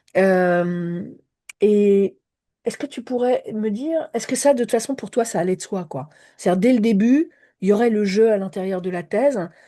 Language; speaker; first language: French; native; French